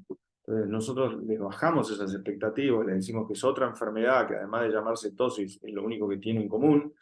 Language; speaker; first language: Spanish; native; Spanish